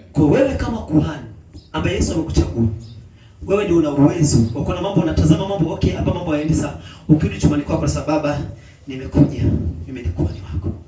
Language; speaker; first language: Swahili; native; Swahili